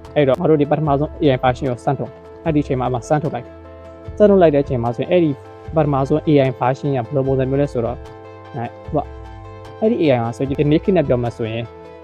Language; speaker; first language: Burmese; non-native, local second language; Hakha Chin